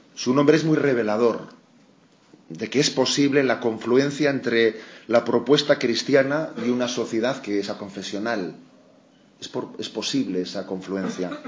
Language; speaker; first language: Spanish; non-native, local second language; Basque